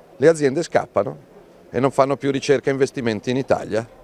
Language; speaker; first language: Italian; native; Italian